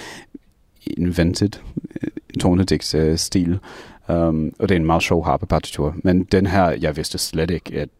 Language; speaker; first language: Danish; non-native, fluent; English